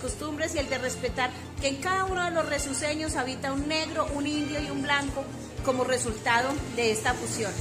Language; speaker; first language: Spanish; native; Spanish